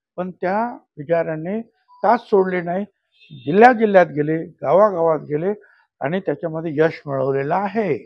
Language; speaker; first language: Marathi; native; Marathi